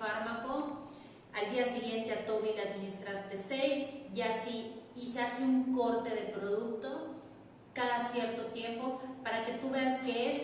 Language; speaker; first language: Spanish; native; Spanish